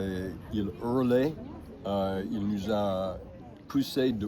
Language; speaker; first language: French; non-native, fluent; English